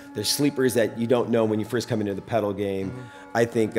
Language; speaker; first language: English; native; English